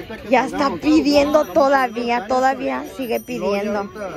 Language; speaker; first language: Spanish; early bilingual, heritage; Spanish